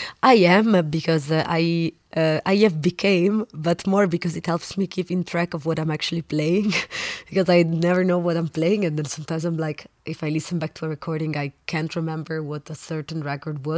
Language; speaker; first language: English; non-native, fluent; Italian